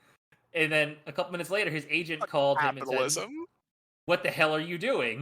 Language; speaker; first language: English; native; English